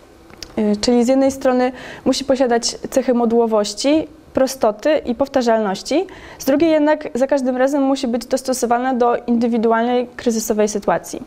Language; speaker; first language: Polish; native; Polish